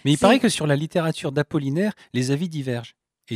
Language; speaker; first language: French; native; French